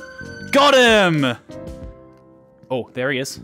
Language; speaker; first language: English; native; English